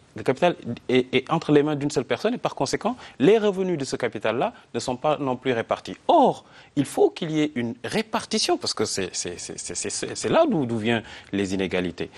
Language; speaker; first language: French; non-native, local second language; Arabic